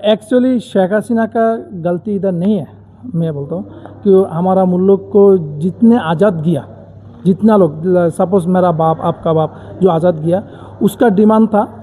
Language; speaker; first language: Hindi; non-native, learner; Bangla